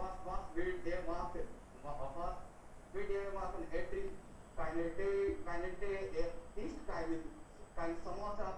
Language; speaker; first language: German; non-native, learner; Hindi